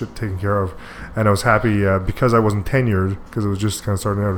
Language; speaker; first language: English; native; English